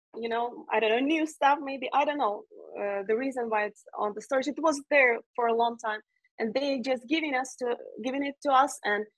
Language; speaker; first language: English; non-native, fluent; Ukrainian